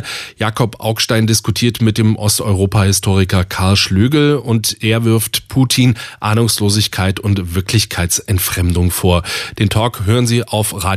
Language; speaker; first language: German; native; German